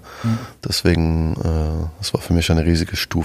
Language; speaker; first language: German; non-native, fluent; French